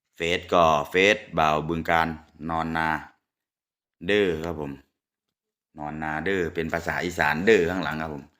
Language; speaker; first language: Thai; native; Thai